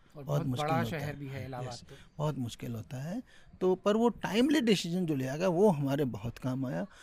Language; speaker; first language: Hindi; native; Hindi